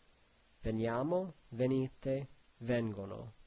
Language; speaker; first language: Italian; non-native, learner; English